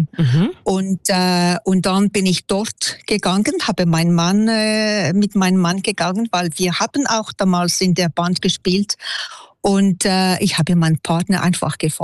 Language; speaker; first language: German; non-native, local second language; French